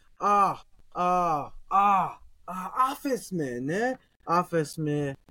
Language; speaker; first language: Greek; non-native, learner; English